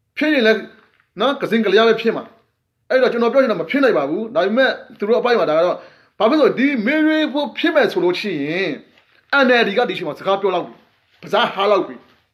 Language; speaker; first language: Burmese; non-native, local second language; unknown